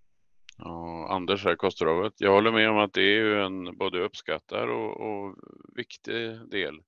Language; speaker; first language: Swedish; native; Swedish